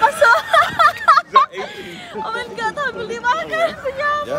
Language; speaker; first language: Dutch; non-native, learner; Indonesian